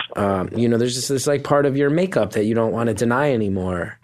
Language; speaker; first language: English; native; English